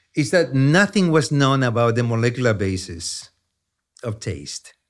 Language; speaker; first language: English; non-native, fluent; Spanish